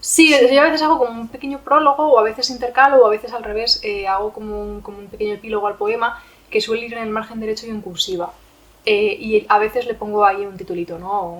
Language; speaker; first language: Spanish; native; Spanish